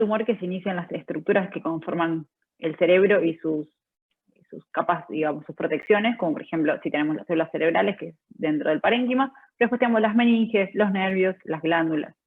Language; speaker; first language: Spanish; native; Spanish